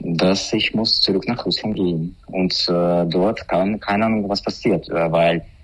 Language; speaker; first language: German; non-native, learner; Russian